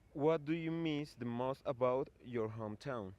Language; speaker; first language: English; non-native, learner; Spanish